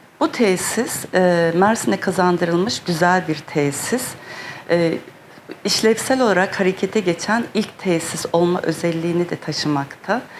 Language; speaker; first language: Turkish; native; Turkish